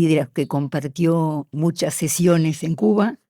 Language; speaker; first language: Spanish; native; Spanish